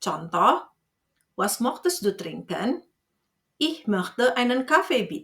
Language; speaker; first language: German; non-native, fluent; Indonesian